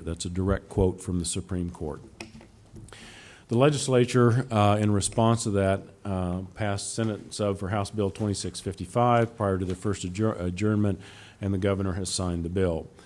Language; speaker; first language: English; native; English